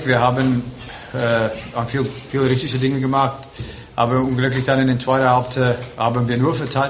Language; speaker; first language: German; non-native, fluent; Afrikaans